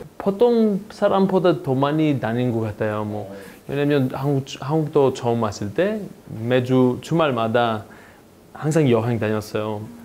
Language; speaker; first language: Korean; non-native, fluent; Greek